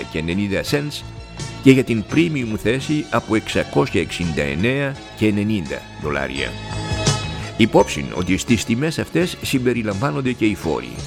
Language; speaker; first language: Greek; native; Greek